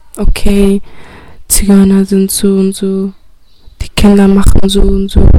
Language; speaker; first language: German; early bilingual, other home language; Romany